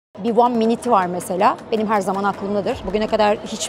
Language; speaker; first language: Turkish; native; Turkish